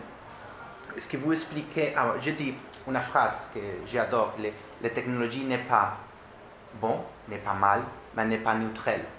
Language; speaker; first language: French; non-native, learner; Spanish